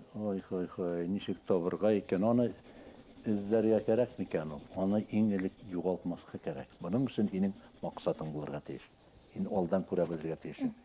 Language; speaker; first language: Tatar; non-native, local second language; Bashkir